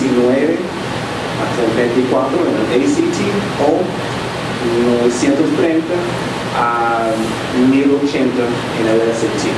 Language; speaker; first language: Spanish; non-native, fluent; English